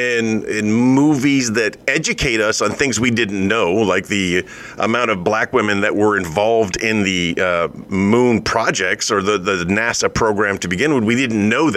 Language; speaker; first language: English; native; English